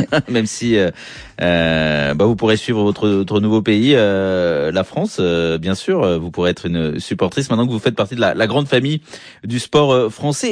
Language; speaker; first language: French; native; French